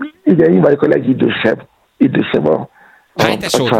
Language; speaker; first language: Hungarian; non-native, fluent; Yoruba